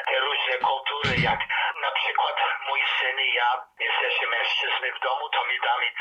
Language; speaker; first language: Polish; early bilingual, heritage; Polish